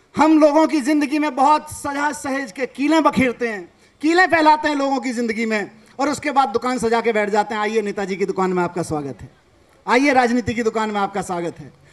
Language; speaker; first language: Hindi; native; Hindi